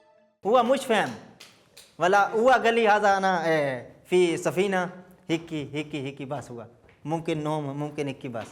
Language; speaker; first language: Arabic; non-native, learner; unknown